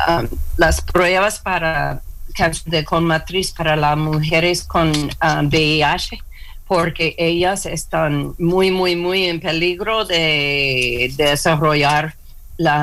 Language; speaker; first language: Spanish; non-native, learner; English